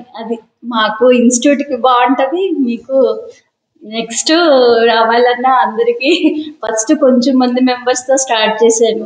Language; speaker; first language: Telugu; native; Telugu